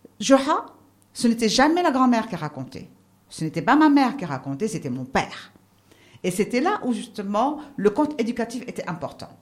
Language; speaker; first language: French; non-native, local second language; Arabic